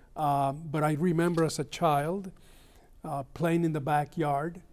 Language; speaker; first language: English; early bilingual, other home language; Spanish